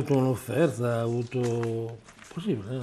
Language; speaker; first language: Romanian; non-native, learner; Italian